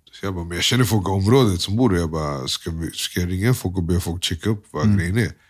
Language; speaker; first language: Swedish; early bilingual, other home language; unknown